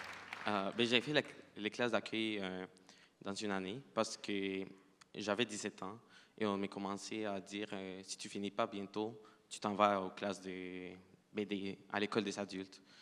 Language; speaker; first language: French; non-native, fluent; Spanish